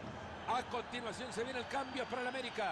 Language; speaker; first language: Spanish; native; Spanish